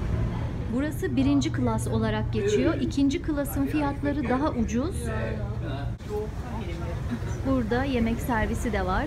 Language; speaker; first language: Turkish; native; Turkish